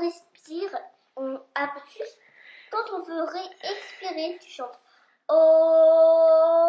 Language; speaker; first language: French; native; French